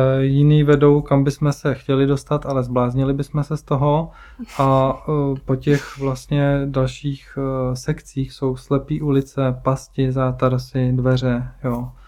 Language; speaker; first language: Czech; native; Czech